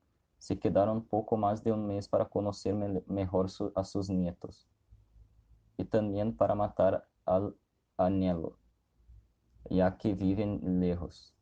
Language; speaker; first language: Spanish; non-native, learner; Portuguese